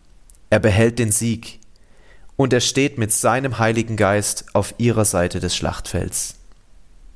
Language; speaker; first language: German; native; German